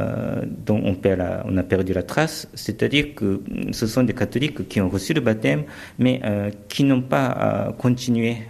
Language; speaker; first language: French; early bilingual, other home language; Japanese